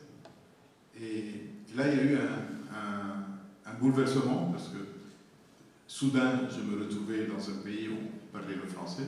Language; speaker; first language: French; non-native, local second language; Arabic